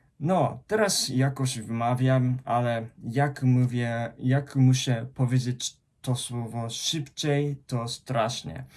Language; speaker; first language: Polish; non-native, fluent; Japanese